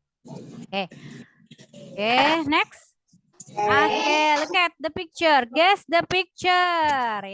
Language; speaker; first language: English; non-native, learner; Indonesian